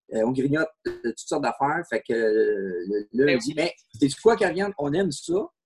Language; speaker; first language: French; native; French